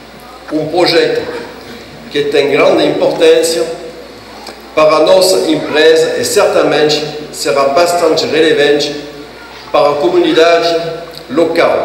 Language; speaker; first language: Portuguese; non-native, fluent; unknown